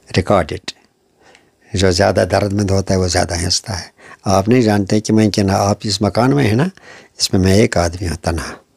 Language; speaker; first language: Hindi; non-native, local second language; Kashmiri